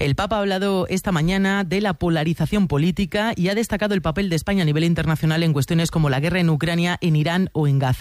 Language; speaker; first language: Spanish; native; Spanish